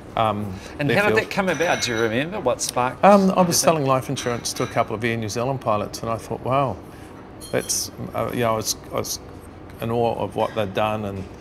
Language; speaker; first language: English; native; English